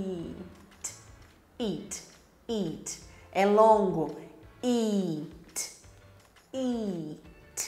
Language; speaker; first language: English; non-native, fluent; Portuguese